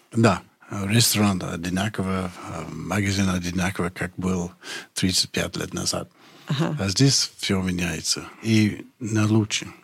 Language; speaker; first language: Russian; non-native, fluent; English